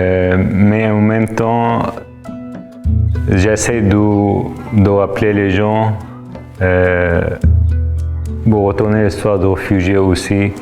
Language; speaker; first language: French; non-native, fluent; Arabic